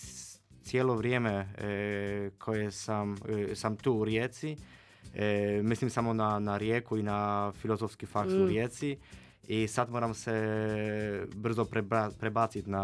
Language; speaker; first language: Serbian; non-native, fluent; Polish